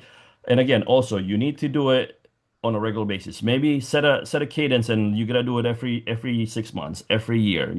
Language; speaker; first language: English; non-native, fluent; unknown